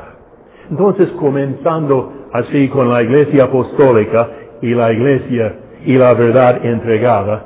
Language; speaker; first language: Spanish; non-native, fluent; English